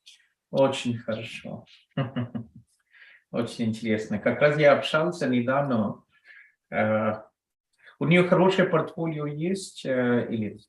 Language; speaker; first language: Russian; non-native, fluent; Telugu